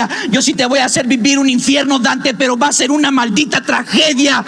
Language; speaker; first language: Spanish; native; Spanish